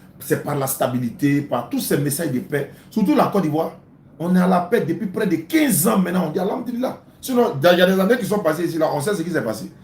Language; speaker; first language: French; non-native, local second language; Dyula